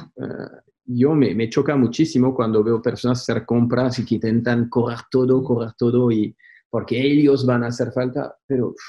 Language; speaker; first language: Spanish; non-native, fluent; French